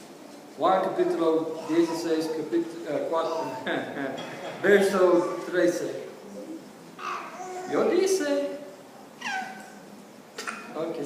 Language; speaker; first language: Spanish; non-native, learner; English